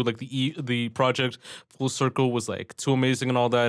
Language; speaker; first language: English; native; English